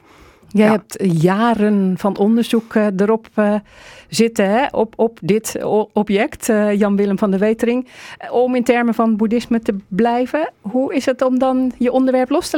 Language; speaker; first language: Dutch; native; Dutch